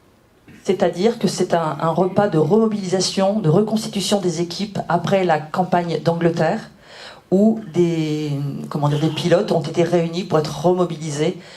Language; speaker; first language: French; native; French